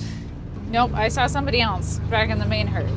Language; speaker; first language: English; native; English